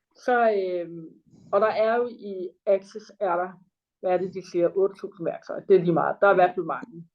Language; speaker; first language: Danish; native; Danish